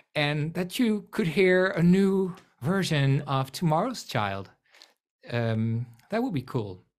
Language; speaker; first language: English; non-native, fluent; Dutch